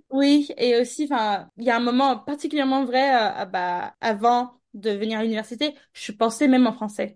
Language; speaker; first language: French; non-native, fluent; Turkish